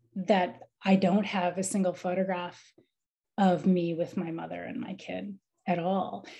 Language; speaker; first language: English; native; English